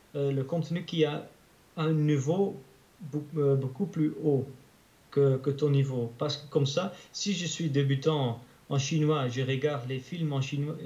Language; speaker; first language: French; non-native, learner; Dutch